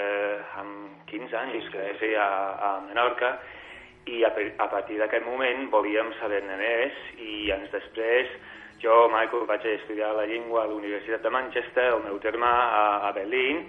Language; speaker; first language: Catalan; non-native, fluent; English